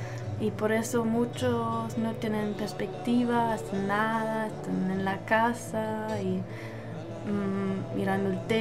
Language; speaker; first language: Spanish; non-native, learner; German